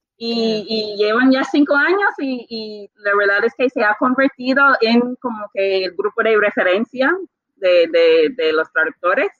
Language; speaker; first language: Spanish; non-native, fluent; English